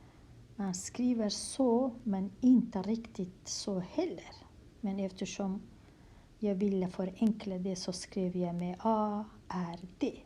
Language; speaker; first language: Swedish; non-native, fluent; Kurdish